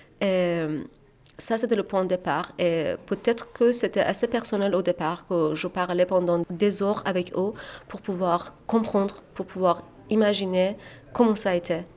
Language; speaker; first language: French; non-native, fluent; Persian